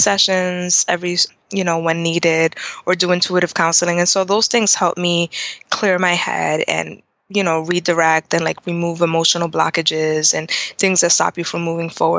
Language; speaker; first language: English; native; English